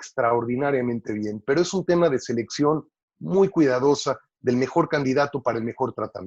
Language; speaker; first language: Spanish; native; Spanish